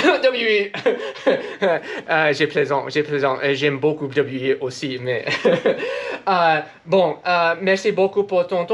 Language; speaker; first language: French; non-native, learner; English